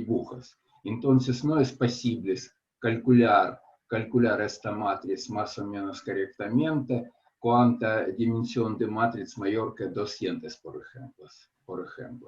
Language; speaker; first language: Spanish; non-native, fluent; Russian